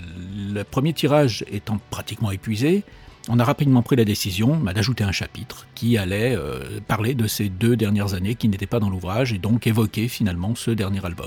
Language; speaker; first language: French; native; French